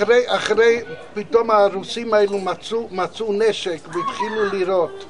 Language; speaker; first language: Hebrew; non-native, fluent; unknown